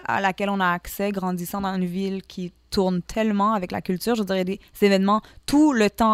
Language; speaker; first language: French; native; French